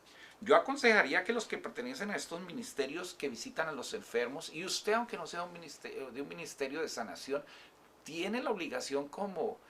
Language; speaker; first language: Spanish; native; Spanish